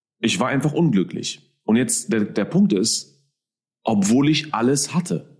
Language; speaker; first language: German; early bilingual, other home language; Persian